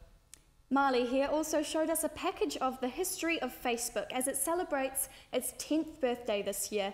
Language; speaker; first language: English; native; English